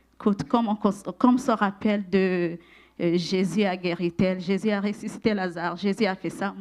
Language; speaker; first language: French; non-native, local second language; Rundi